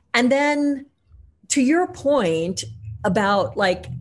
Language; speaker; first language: English; native; English